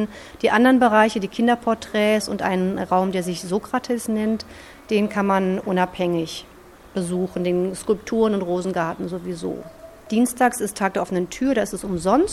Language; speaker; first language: German; native; German